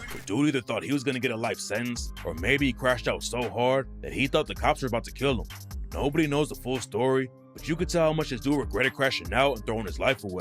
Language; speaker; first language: English; native; English